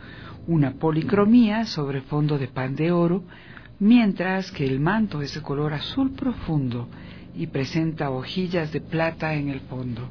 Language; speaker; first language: Spanish; native; Spanish